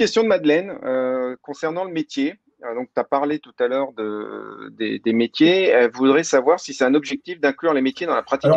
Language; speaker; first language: French; native; French